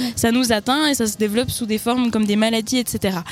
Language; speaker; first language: French; non-native, fluent; Spanish